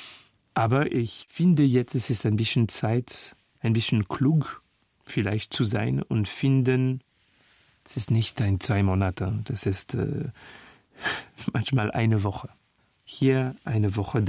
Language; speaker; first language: German; non-native, learner; French